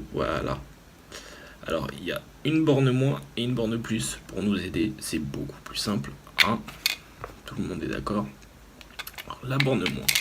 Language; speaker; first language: French; native; French